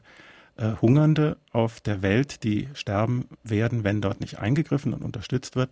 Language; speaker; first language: German; native; German